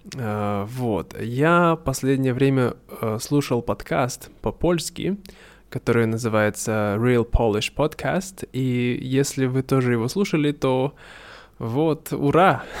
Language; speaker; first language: Russian; native; Russian